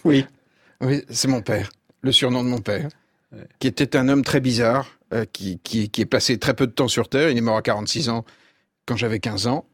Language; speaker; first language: French; native; French